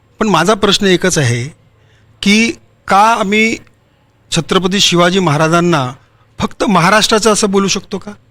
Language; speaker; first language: Marathi; non-native, local second language; Hindi